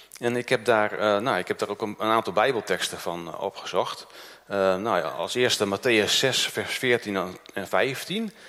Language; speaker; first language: Dutch; early bilingual, other home language; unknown